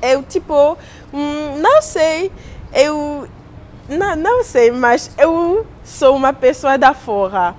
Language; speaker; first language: Portuguese; non-native, learner; French